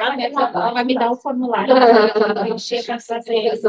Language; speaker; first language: Portuguese; early bilingual, heritage; Portuguese